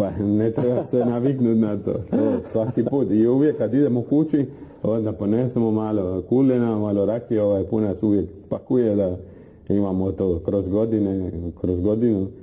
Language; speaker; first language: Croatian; non-native, fluent; Spanish